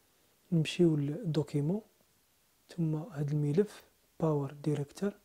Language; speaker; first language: Arabic; native; Arabic